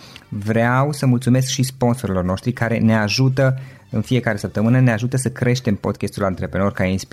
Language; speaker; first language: Romanian; native; Romanian